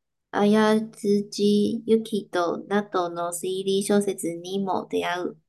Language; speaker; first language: Japanese; non-native, learner; Chinese